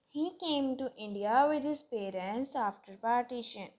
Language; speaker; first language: English; non-native, local second language; Punjabi